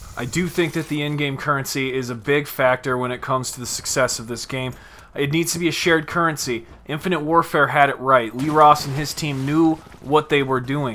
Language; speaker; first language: English; native; English